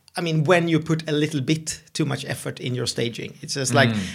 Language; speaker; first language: English; non-native, fluent; Swedish